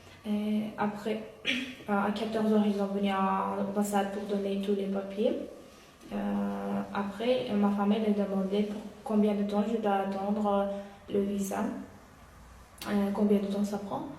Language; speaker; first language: French; non-native, learner; Uyghur